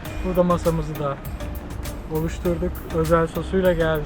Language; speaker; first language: Turkish; native; Turkish